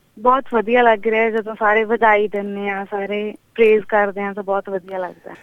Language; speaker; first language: Punjabi; early bilingual, other home language; English